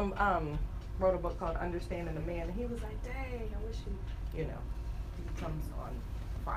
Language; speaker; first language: English; native; English